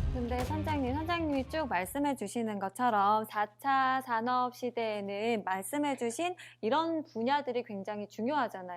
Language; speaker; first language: Korean; native; Korean